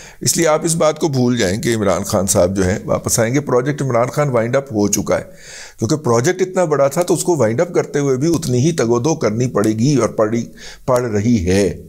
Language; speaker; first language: Urdu; non-native, local second language; Punjabi